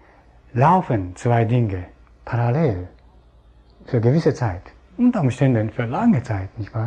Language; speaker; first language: German; non-native, fluent; Japanese